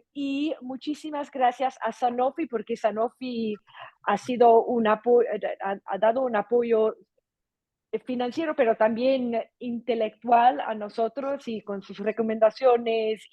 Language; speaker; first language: Spanish; non-native, fluent; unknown